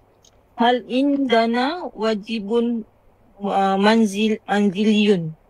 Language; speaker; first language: Arabic; non-native, learner; Malay